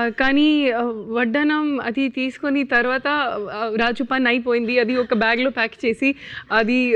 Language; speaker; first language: Telugu; native; Telugu